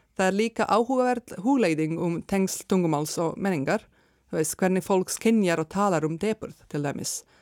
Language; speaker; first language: Icelandic; non-native, fluent; Serbian